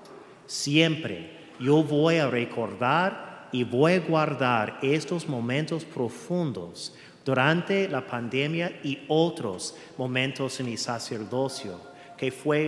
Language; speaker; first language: Spanish; early bilingual, heritage; English